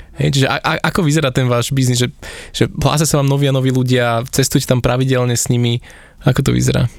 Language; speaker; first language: Slovak; native; Slovak